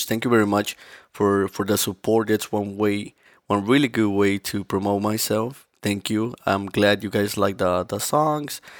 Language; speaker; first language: English; early bilingual, other home language; Spanish